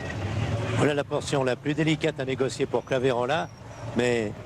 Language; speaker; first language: French; native; French